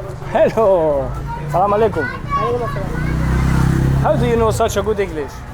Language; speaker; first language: English; non-native, learner; Italian